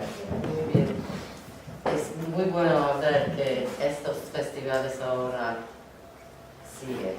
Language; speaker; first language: Spanish; non-native, learner; English